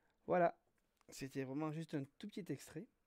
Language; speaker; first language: French; native; French